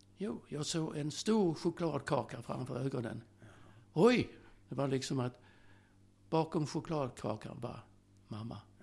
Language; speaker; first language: Swedish; early bilingual, other home language; Slovak